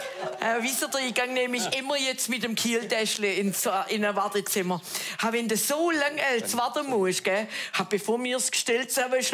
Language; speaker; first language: German; native; German